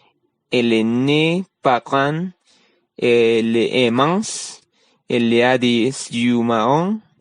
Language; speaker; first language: French; non-native, learner; Spanish